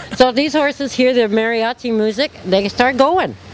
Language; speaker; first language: English; non-native, fluent; Albanian